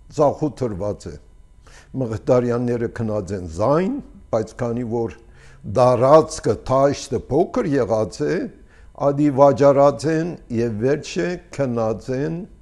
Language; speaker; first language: Armenian; early bilingual, heritage; Armenian